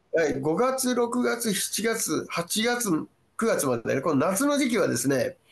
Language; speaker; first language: Japanese; native; Japanese